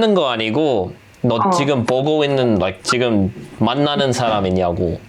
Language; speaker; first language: Korean; non-native, fluent; English